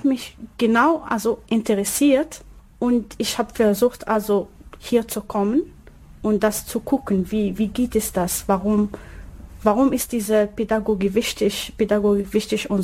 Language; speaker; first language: German; non-native, learner; Arabic